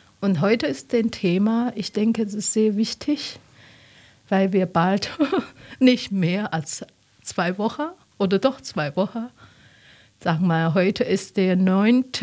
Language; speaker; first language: German; non-native, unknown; Chinese